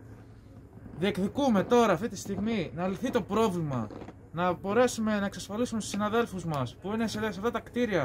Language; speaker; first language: Greek; native; Greek